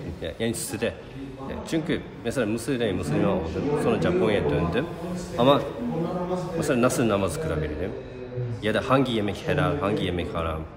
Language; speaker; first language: Turkish; non-native, fluent; Japanese